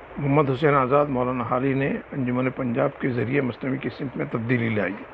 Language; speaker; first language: Urdu; native; Urdu